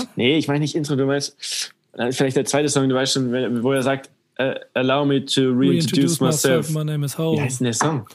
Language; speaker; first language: German; native; German